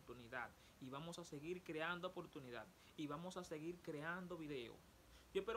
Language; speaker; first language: Spanish; native; Spanish